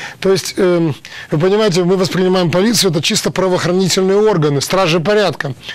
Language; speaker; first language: Russian; native; Russian